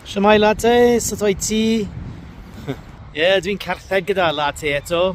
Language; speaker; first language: Welsh; non-native, learner; English